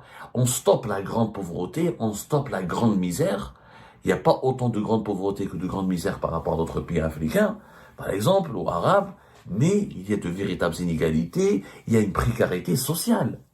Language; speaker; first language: French; non-native, local second language; Arabic